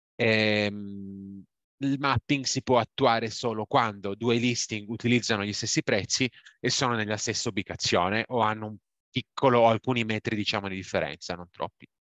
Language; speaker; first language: Italian; native; Italian